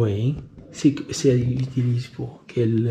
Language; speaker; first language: French; non-native, learner; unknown